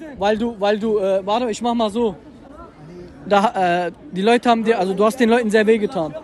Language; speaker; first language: German; native; German